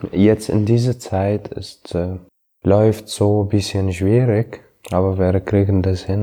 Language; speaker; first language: German; non-native, learner; Arabic